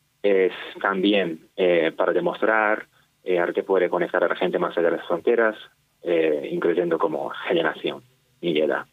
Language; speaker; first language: Spanish; non-native, fluent; Japanese